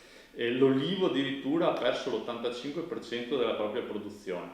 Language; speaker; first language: Italian; native; Italian